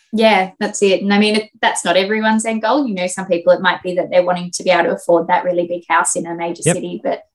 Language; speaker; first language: English; native; English